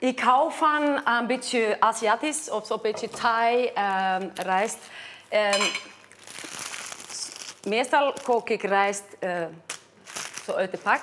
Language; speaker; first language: Dutch; non-native, fluent; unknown